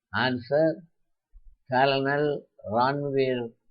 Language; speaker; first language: English; non-native, local second language; Tamil